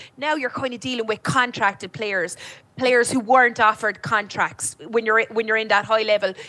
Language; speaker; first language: English; native; English